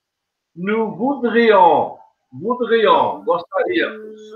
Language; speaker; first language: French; non-native, learner; Portuguese